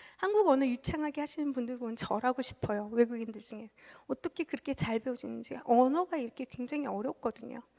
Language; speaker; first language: Korean; early bilingual, heritage; Korean